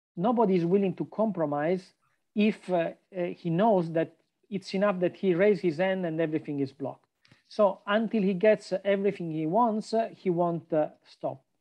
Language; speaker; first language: English; non-native, fluent; Italian